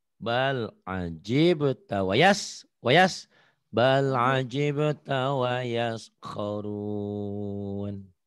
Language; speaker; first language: Indonesian; non-native, local second language; Sundanese